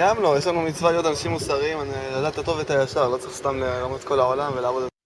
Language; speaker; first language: Hebrew; native; Hebrew